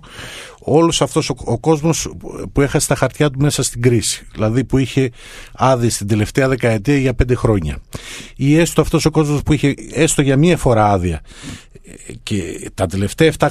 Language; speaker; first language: Greek; native; Greek